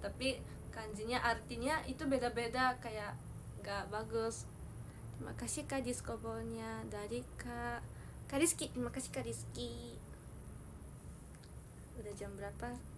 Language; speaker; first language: Indonesian; non-native, learner; Japanese